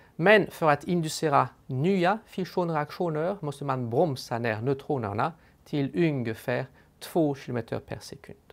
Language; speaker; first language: Swedish; non-native, fluent; French